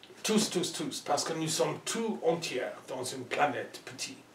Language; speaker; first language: French; non-native, learner; English